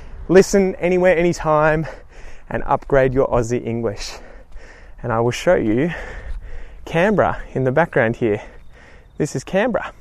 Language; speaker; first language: English; native; English